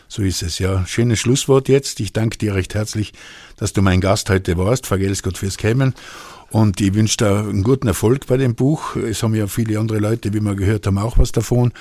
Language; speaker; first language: German; native; German